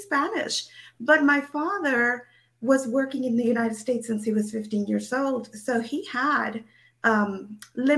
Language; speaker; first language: English; early bilingual, other home language; Spanish